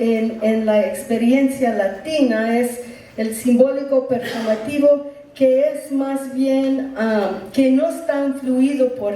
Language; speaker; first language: Spanish; early bilingual, heritage; English